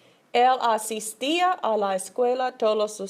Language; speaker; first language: Spanish; non-native, fluent; English